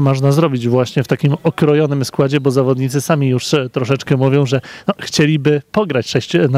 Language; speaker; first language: Polish; native; Polish